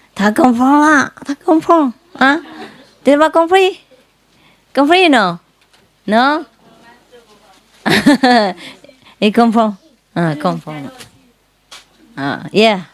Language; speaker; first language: French; non-native, learner; Vietnamese